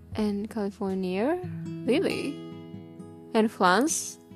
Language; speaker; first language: English; non-native, learner; Japanese